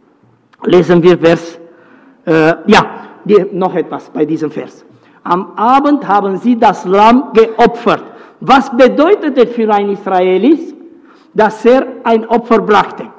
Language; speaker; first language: German; non-native, fluent; Romanian